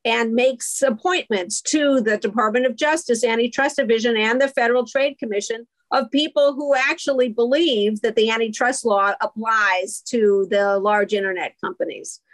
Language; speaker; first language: English; native; English